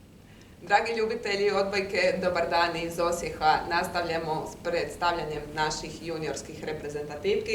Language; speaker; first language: Croatian; native; Croatian